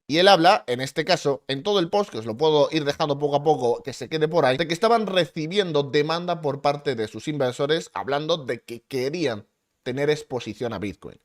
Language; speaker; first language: Spanish; native; Spanish